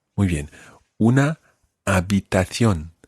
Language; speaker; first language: Spanish; non-native, fluent; English